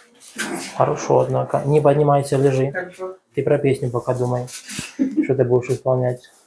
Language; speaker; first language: Russian; native; Russian